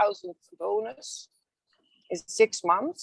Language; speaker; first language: English; non-native, learner; Dutch